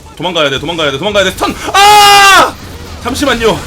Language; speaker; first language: Korean; native; Korean